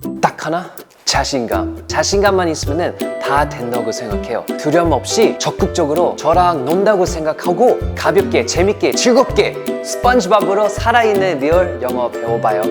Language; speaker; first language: Korean; non-native, fluent; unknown